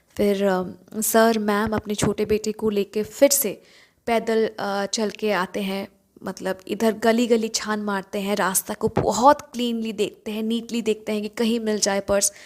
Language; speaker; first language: Hindi; non-native, local second language; Bangla